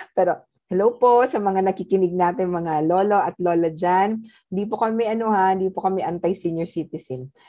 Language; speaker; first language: Filipino; non-native, local second language; Cebuano